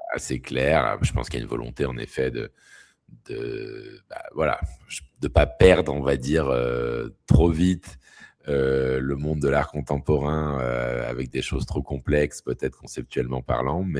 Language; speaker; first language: French; native; French